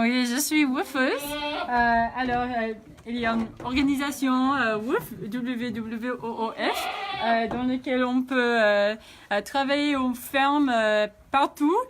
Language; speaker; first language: French; non-native, fluent; English